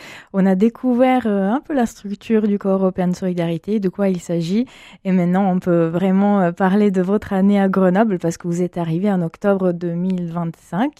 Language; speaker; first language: French; native; French